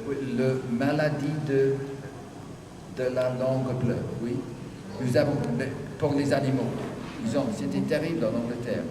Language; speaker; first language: French; non-native, fluent; English